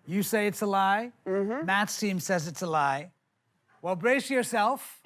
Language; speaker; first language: English; native; English